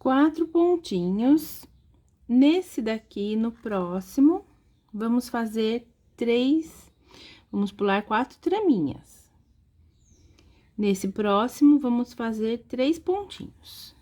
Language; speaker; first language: Portuguese; native; Portuguese